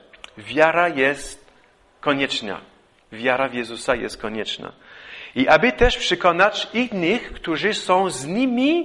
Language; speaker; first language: Polish; non-native, fluent; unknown